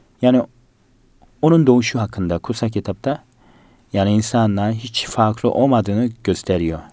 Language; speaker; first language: Turkish; non-native, fluent; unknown